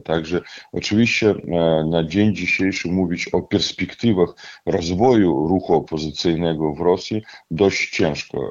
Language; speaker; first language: Polish; non-native, fluent; Russian